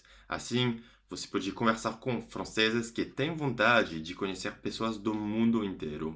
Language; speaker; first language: Portuguese; non-native, fluent; French